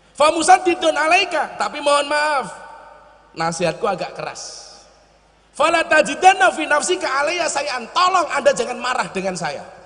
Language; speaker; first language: Indonesian; non-native, local second language; Javanese